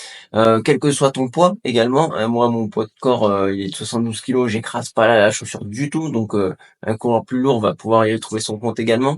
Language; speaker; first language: French; native; French